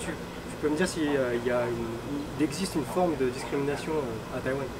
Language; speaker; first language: French; early bilingual, other home language; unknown